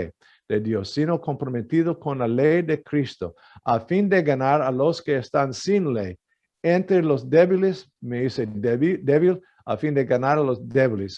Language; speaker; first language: Spanish; non-native, fluent; English